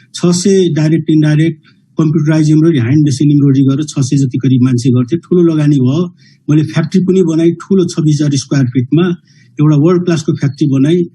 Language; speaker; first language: Nepali; native; Nepali